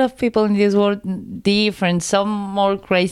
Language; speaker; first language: English; non-native, learner; Spanish